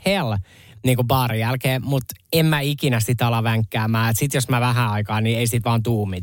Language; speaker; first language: Finnish; native; Finnish